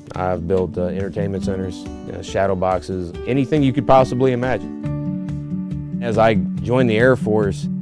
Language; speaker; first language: English; native; English